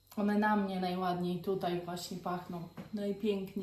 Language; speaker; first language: Polish; native; Polish